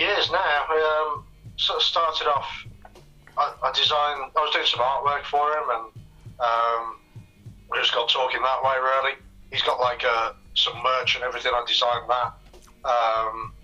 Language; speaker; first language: English; native; English